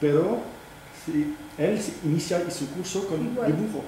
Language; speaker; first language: Spanish; non-native, fluent; French